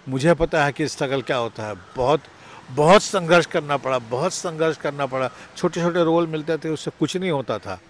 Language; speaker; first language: Hindi; native; Hindi